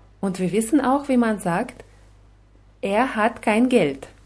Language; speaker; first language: German; non-native, fluent; Russian